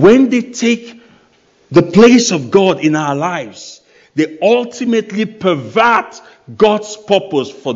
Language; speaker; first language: English; non-native, local second language; Yoruba